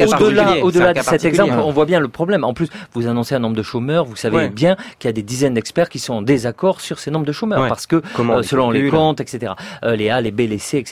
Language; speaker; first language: French; native; French